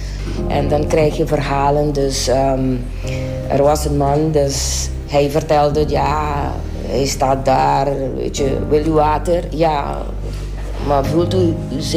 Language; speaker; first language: Dutch; non-native, local second language; Papiamento